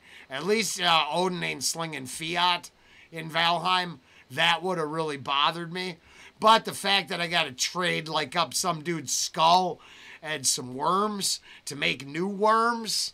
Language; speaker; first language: English; native; English